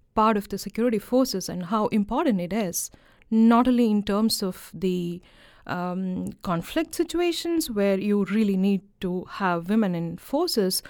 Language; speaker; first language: English; non-native, local second language; Malayalam